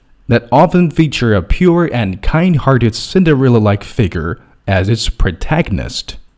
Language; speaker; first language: English; non-native, fluent; Chinese